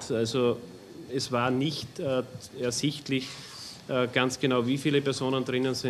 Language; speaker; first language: German; native; German